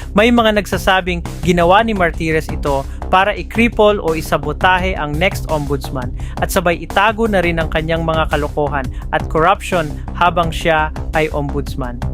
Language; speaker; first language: Filipino; native; Filipino